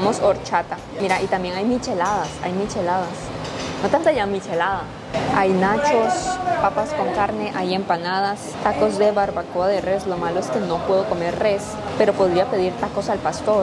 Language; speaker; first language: Spanish; native; Spanish